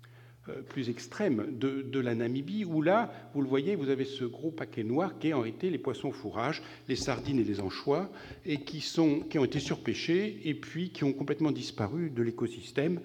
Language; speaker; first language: French; native; French